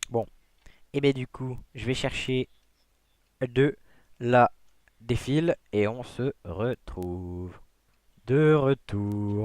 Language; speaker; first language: French; native; French